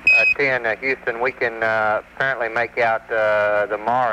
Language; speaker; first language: English; native; English